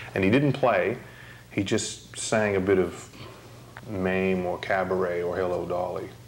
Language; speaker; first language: English; native; English